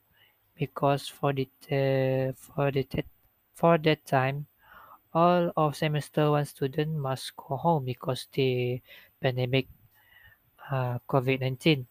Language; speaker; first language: English; non-native, local second language; Malay